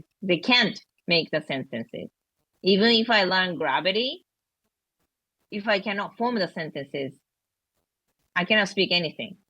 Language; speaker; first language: English; non-native, learner; Japanese